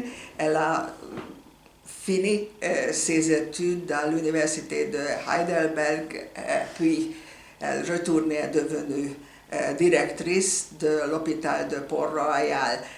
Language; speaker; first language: French; non-native, fluent; Hungarian